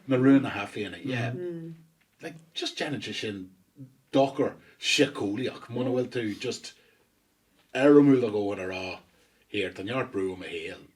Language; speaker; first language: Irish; non-native, local second language; English